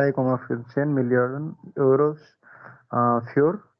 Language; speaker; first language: German; non-native, learner; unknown